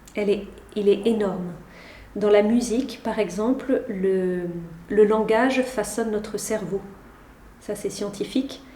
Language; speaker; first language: French; native; French